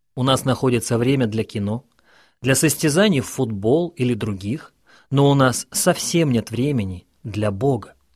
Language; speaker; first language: Russian; non-native, local second language; Ukrainian